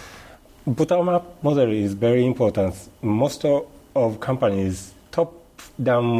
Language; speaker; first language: English; non-native, learner; Japanese